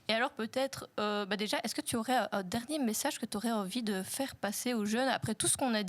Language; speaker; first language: French; native; French